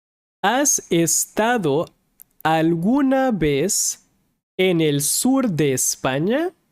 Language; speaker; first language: Spanish; non-native, fluent; English